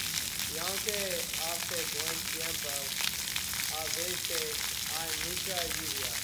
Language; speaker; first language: Spanish; non-native, learner; English